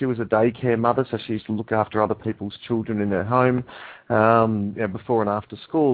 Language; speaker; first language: English; native; English